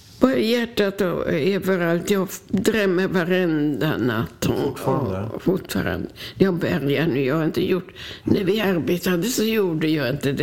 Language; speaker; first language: Swedish; non-native, fluent; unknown